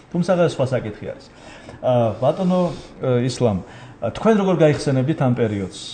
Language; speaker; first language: Georgian; native; Georgian